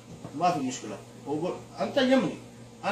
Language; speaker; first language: Arabic; non-native, learner; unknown